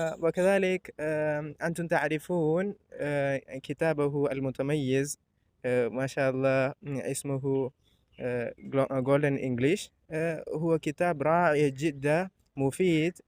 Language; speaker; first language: Arabic; non-native, fluent; Malayalam